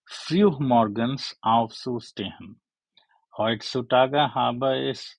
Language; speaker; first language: German; non-native, learner; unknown